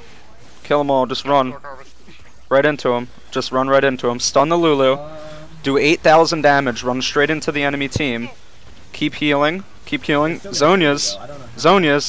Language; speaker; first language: English; native; English